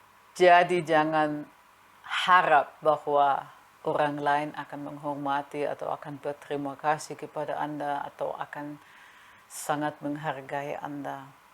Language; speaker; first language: Indonesian; non-native, fluent; German